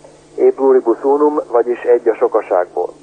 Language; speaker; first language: Hungarian; native; Hungarian